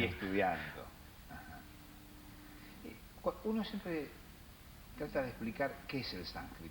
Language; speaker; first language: Spanish; native; Spanish